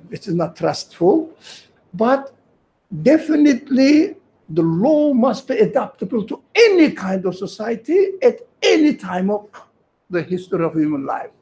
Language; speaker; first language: English; non-native, fluent; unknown